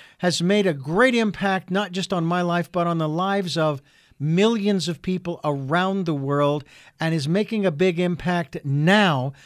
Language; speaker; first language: English; native; English